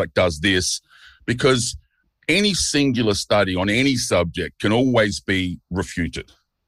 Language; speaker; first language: English; native; English